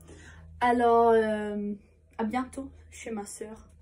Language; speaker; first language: French; non-native, fluent; English